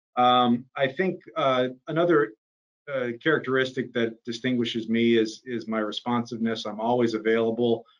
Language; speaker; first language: English; native; English